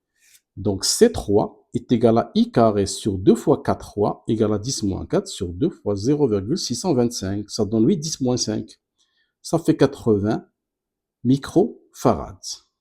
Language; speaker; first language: French; non-native, local second language; Arabic